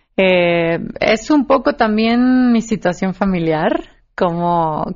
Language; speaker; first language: Spanish; native; Spanish